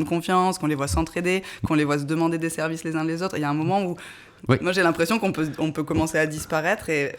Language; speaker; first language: French; native; French